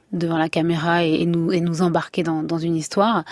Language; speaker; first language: French; native; French